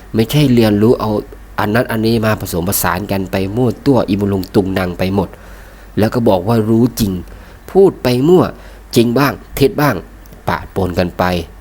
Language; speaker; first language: Thai; native; Thai